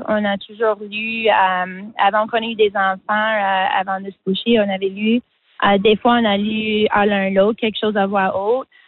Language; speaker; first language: French; non-native, local second language; English